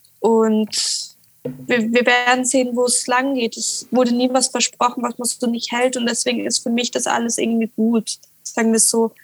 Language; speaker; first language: German; native; German